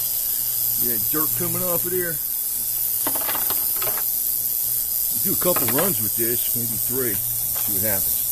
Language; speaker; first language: English; native; English